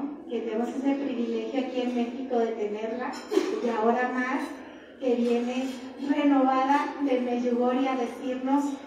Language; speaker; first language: Spanish; native; Spanish